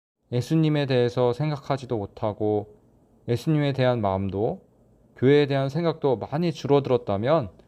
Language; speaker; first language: Korean; native; Korean